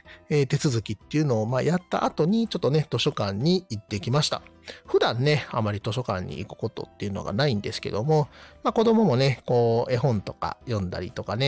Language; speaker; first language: Japanese; native; Japanese